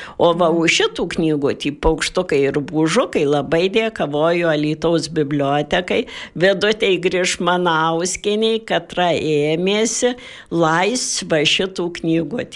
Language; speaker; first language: Lithuanian; native; Lithuanian